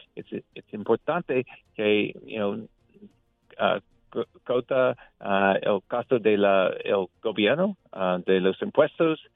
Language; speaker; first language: Spanish; non-native, learner; English